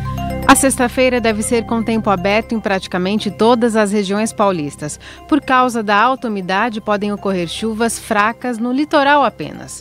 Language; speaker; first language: Portuguese; native; Portuguese